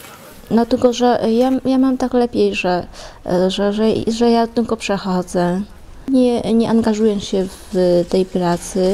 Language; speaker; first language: Polish; early bilingual, other home language; Vietnamese